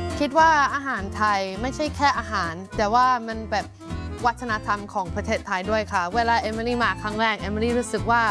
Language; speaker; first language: Thai; non-native, fluent; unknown